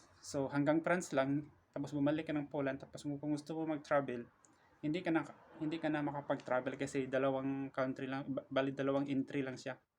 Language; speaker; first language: Filipino; non-native, local second language; Cebuano